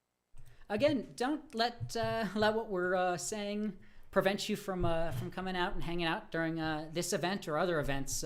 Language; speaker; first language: English; native; English